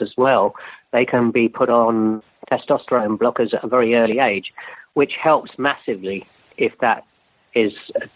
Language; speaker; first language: English; native; English